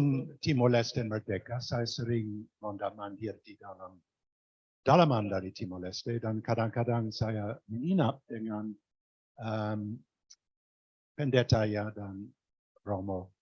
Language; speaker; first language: Indonesian; non-native, fluent; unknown